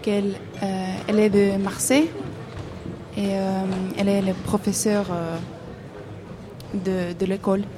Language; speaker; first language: French; non-native, fluent; Hebrew